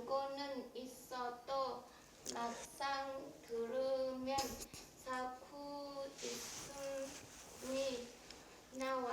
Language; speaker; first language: Korean; non-native, learner; Vietnamese